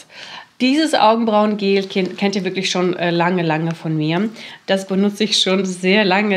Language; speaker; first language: German; native; German